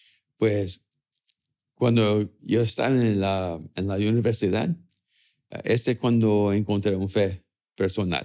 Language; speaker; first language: Spanish; early bilingual, other home language; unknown